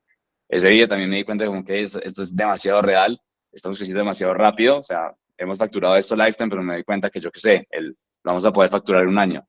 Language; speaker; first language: Spanish; native; Spanish